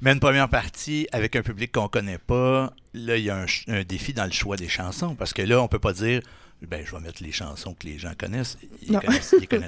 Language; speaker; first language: French; native; French